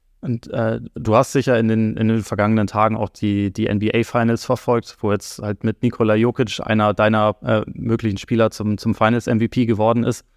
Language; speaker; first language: German; native; German